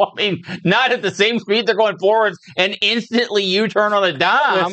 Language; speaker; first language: English; native; English